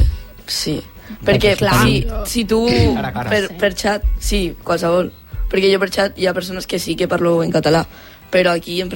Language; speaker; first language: Catalan; non-native, local second language; Spanish